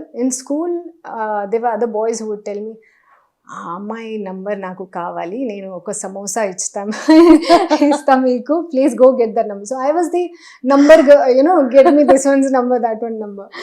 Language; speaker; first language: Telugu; non-native, learner; Hindi